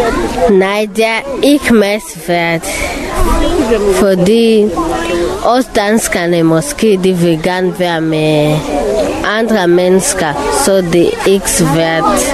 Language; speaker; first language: Danish; non-native, local second language; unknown